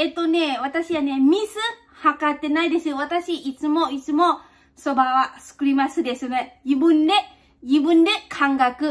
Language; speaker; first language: Japanese; non-native, fluent; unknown